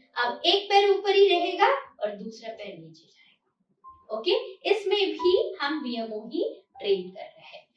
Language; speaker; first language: Hindi; non-native, local second language; Marathi